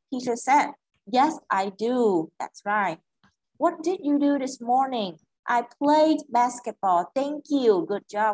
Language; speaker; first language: English; non-native, fluent; Vietnamese